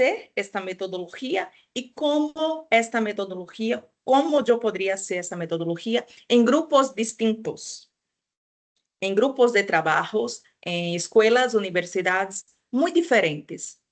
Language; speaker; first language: Spanish; non-native, fluent; Portuguese